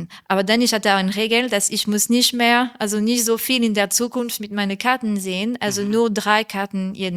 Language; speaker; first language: German; non-native, learner; French